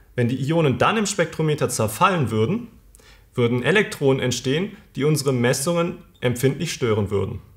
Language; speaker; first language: German; native; German